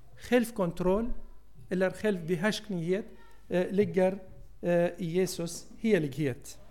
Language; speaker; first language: Swedish; non-native, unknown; Arabic